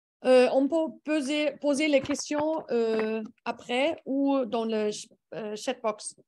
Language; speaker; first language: French; non-native, learner; English